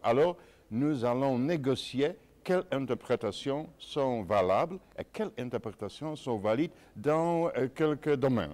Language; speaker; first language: French; non-native, fluent; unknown